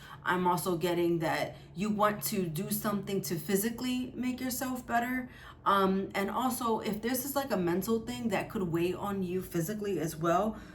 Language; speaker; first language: English; native; English